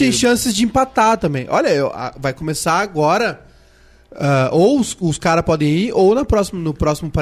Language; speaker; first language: Portuguese; native; Portuguese